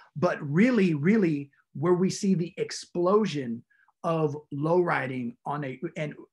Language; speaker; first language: English; native; English